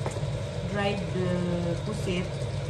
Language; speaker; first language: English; non-native, learner; Filipino